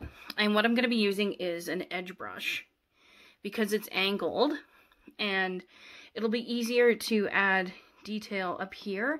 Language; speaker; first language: English; native; English